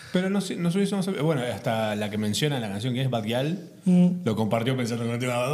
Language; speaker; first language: Spanish; native; Spanish